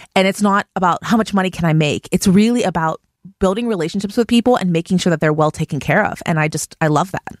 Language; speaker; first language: English; native; English